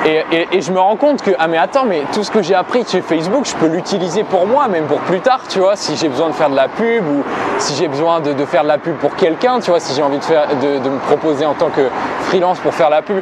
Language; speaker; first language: French; native; French